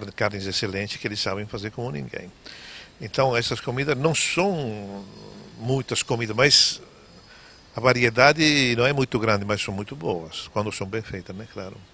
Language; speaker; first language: Portuguese; non-native, fluent; Italian